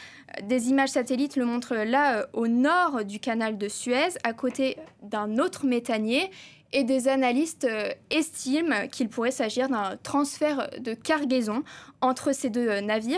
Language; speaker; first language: French; native; French